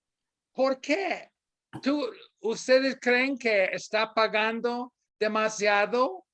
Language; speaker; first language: Spanish; non-native, fluent; English